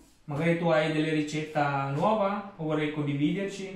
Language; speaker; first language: Italian; non-native, fluent; Indonesian